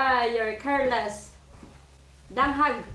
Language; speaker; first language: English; non-native, local second language; Cebuano